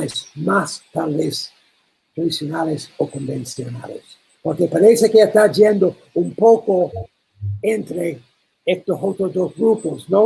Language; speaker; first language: Spanish; non-native, learner; English